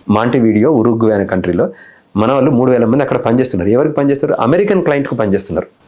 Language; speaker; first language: Telugu; native; Telugu